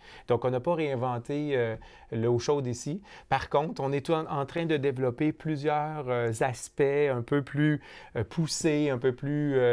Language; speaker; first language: French; native; French